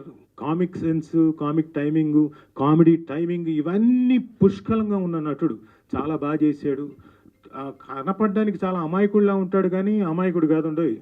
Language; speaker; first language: Telugu; native; Telugu